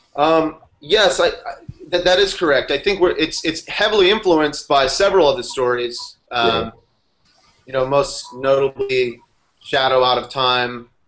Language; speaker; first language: English; native; English